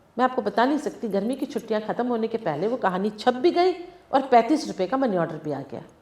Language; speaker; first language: Hindi; non-native, local second language; Tamil